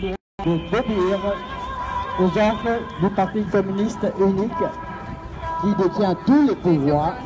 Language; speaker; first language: French; non-native, fluent; Vietnamese